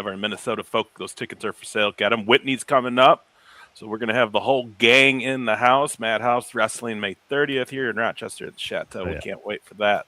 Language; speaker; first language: English; native; English